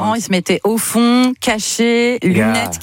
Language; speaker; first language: French; native; French